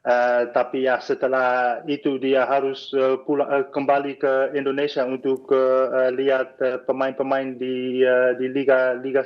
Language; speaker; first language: Indonesian; non-native, fluent; Dutch